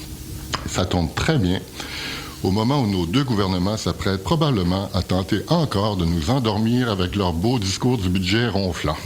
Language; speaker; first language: French; native; French